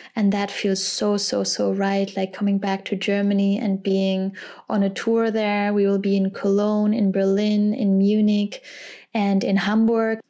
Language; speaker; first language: English; non-native, fluent; German